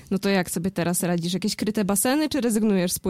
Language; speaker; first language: Polish; native; Polish